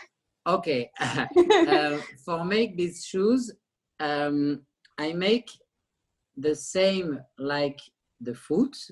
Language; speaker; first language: English; non-native, learner; French